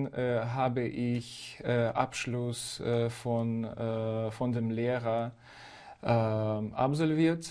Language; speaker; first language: German; non-native, fluent; Ukrainian